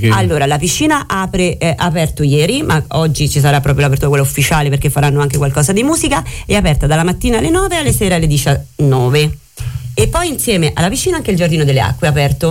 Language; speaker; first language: Italian; native; Italian